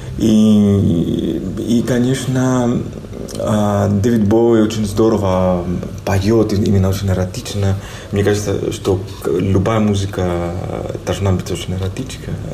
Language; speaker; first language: Russian; non-native, fluent; Greek